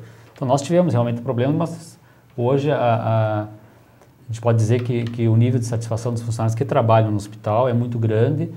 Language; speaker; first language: Portuguese; native; Portuguese